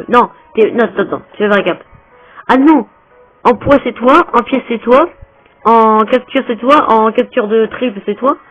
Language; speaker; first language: French; native; French